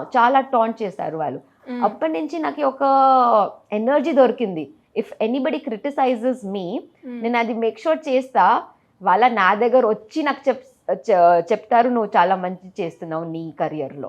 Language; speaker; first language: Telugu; non-native, local second language; Gujarati